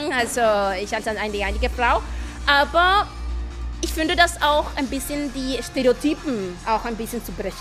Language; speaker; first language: German; non-native, fluent; Spanish